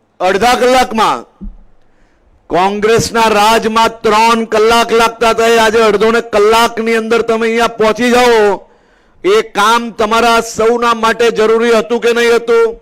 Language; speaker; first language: Gujarati; native; Gujarati